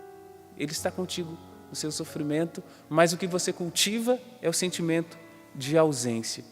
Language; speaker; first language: Portuguese; native; Portuguese